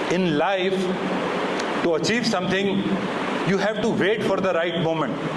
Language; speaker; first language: English; non-native, local second language; Hindi